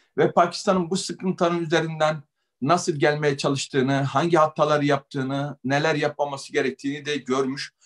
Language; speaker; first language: Turkish; native; Turkish